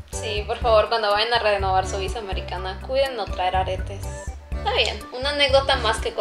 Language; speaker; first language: Spanish; native; Spanish